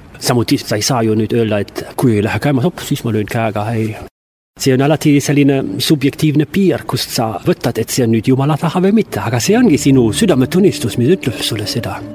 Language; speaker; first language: Estonian; non-native, fluent; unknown